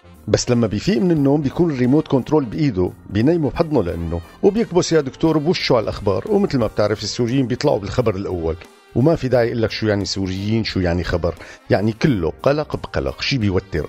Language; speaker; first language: Arabic; native; Arabic